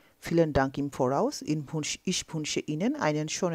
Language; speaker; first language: German; non-native, local second language; Bangla